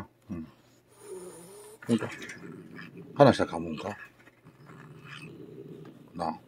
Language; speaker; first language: Japanese; native; Japanese